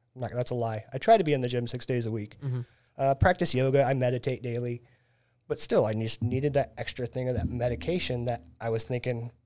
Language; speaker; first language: English; native; English